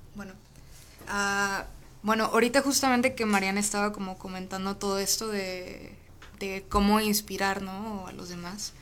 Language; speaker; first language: Spanish; native; Spanish